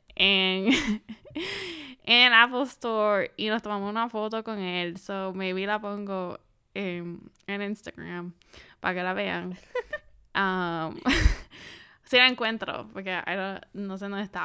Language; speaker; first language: Spanish; early bilingual, other home language; English